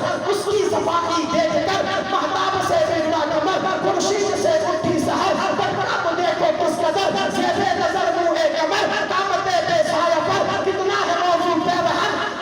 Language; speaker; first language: Urdu; native; Urdu